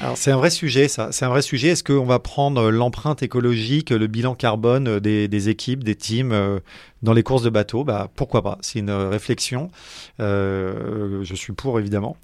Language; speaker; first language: French; native; French